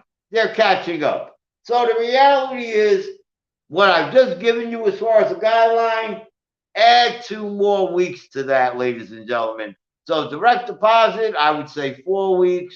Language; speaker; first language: English; native; English